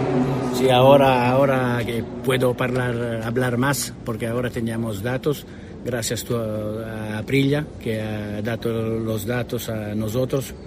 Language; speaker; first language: Spanish; non-native, learner; Italian